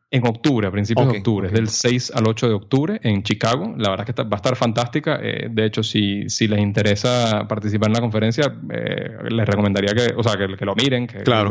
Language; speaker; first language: Spanish; native; Spanish